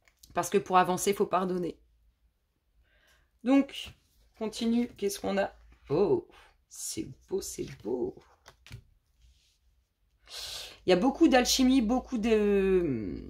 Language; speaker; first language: French; native; French